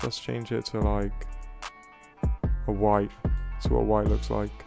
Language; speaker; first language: English; native; English